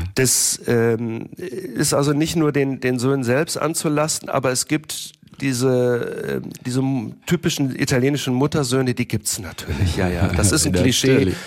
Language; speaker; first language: German; native; German